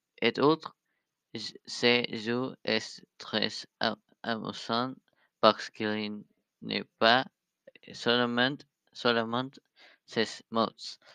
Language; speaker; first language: French; non-native, learner; Spanish